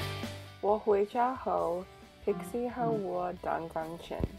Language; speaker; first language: Chinese; non-native, learner; English